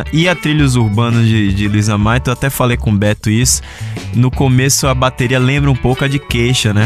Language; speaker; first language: Portuguese; native; Portuguese